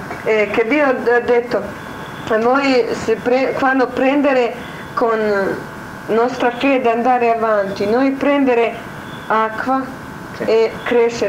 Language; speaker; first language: Italian; non-native, learner; Croatian